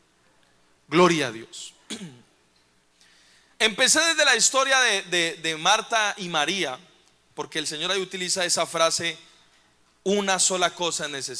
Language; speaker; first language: Spanish; native; Spanish